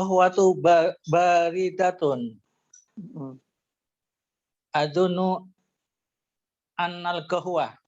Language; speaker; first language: Arabic; non-native, learner; Indonesian